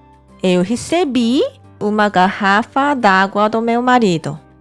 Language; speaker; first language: Portuguese; non-native, learner; Korean